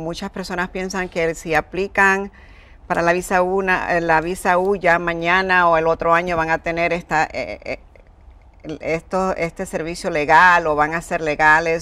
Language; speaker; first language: Spanish; native; Spanish